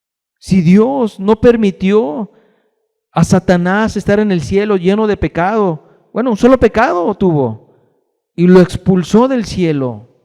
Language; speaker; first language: Spanish; native; Spanish